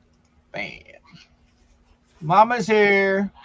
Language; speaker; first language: English; native; English